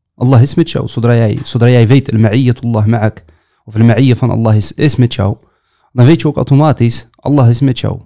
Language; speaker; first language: Dutch; early bilingual, other home language; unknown